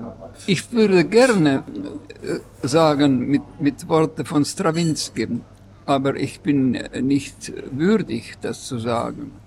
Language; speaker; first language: German; non-native, fluent; Estonian